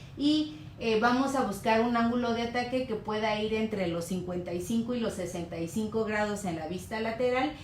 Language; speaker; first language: Spanish; native; Spanish